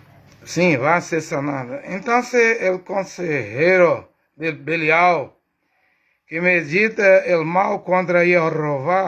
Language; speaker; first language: Spanish; non-native, learner; Portuguese